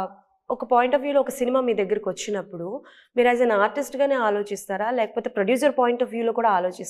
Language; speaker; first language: Telugu; native; Telugu